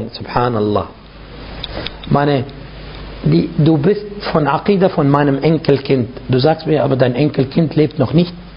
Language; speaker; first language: German; non-native, fluent; Arabic